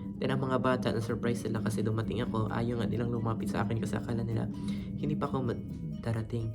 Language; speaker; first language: Filipino; non-native, local second language; Cebuano